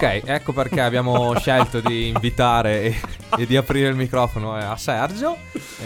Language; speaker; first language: Italian; native; Italian